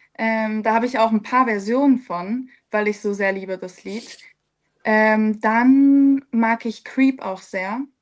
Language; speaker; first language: German; early bilingual, other home language; Serbian